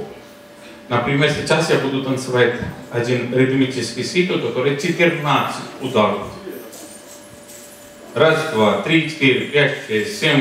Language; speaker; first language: Russian; non-native, fluent; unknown